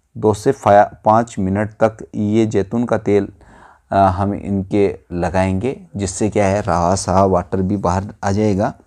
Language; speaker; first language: Hindi; native; Hindi